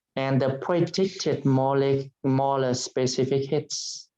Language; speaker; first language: English; non-native, fluent; Vietnamese